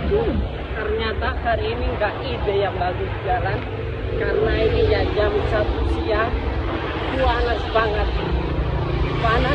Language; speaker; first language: Indonesian; non-native, fluent; Spanish